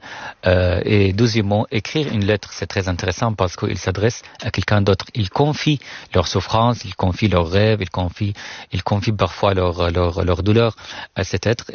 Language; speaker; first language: French; non-native, fluent; Arabic